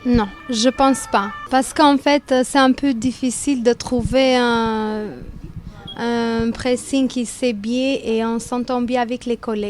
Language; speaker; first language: French; non-native, learner; Albanian